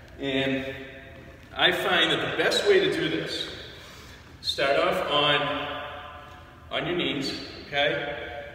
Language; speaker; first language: English; native; English